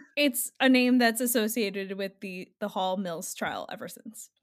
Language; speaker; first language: English; native; English